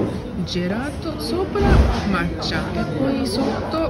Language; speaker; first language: Italian; non-native, learner; Japanese